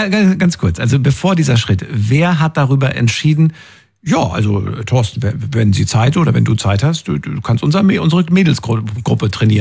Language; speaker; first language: German; native; German